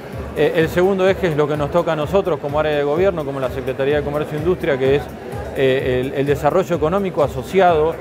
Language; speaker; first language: Spanish; native; Spanish